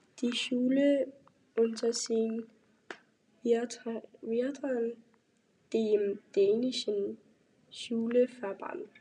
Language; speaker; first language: German; non-native, learner; Danish